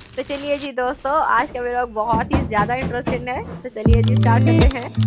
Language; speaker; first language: Urdu; native; Urdu